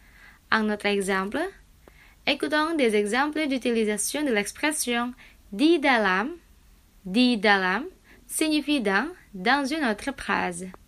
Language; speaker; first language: French; non-native, fluent; Indonesian